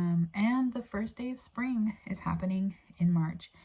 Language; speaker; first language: English; native; English